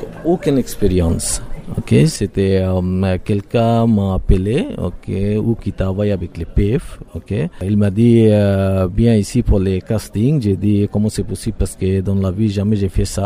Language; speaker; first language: French; non-native, learner; Bangla